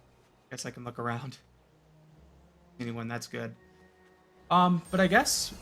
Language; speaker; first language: English; native; English